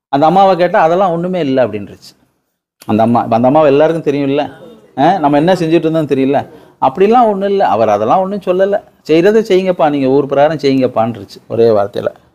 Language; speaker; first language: Tamil; native; Tamil